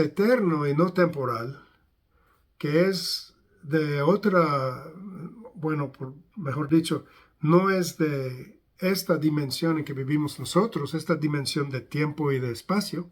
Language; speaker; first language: Spanish; non-native, fluent; English